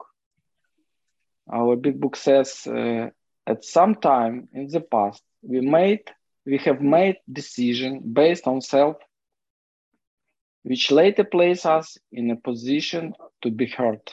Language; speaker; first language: English; non-native, fluent; Ukrainian